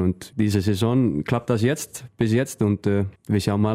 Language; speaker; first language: German; non-native, learner; Icelandic